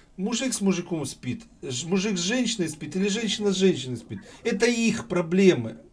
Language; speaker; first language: Russian; native; Russian